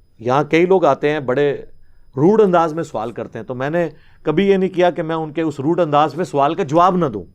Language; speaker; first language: Urdu; non-native, local second language; Punjabi